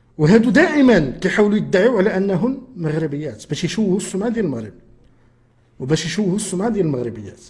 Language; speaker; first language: Arabic; native; Arabic